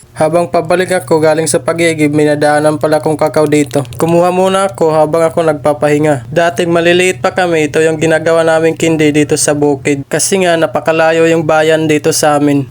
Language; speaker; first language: Filipino; non-native, local second language; Waray